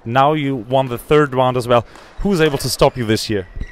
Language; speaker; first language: English; non-native, fluent; German